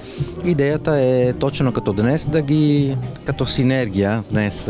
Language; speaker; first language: Bulgarian; non-native, fluent; Italian